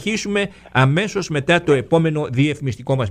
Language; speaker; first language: Greek; native; Greek